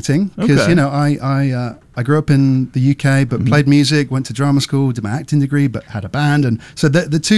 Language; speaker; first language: English; native; English